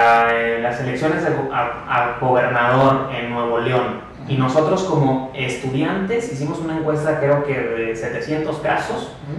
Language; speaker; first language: Spanish; native; Spanish